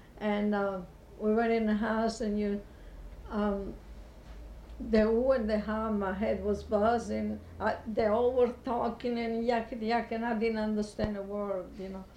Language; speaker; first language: English; non-native, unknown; Italian